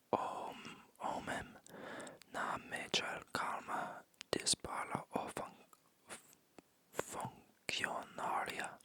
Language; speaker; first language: Portuguese; non-native, learner; English